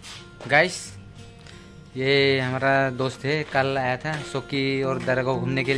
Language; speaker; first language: Hindi; non-native, local second language; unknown